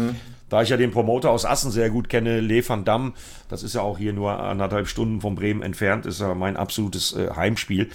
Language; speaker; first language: German; native; German